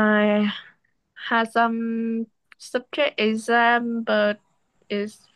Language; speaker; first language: English; non-native, learner; Vietnamese